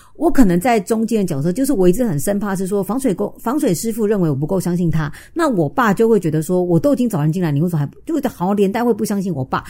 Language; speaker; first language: Chinese; native; Chinese